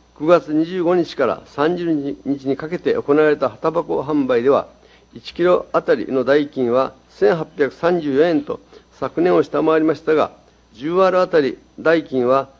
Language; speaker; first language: Japanese; native; Japanese